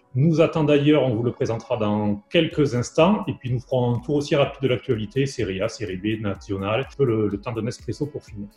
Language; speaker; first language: French; native; French